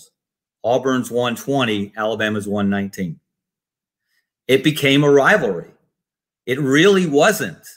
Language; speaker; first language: English; native; English